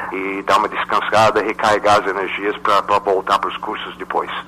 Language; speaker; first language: Portuguese; non-native, fluent; English